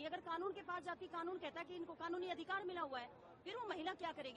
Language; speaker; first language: Hindi; native; Hindi